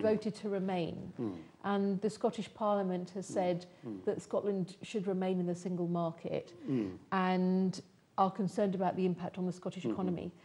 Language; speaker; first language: English; native; English